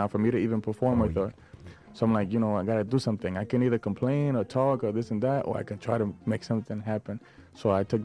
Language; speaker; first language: English; native; English